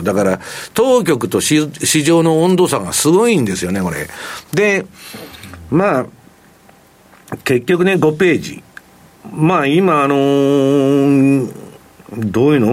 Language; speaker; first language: Japanese; native; Japanese